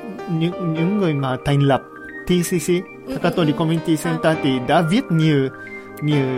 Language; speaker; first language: Vietnamese; non-native, learner; Japanese